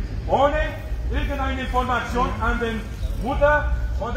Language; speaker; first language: German; non-native, fluent; Romanian